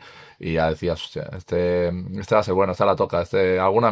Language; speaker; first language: Spanish; native; Spanish